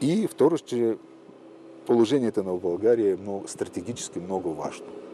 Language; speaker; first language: Bulgarian; non-native, fluent; Russian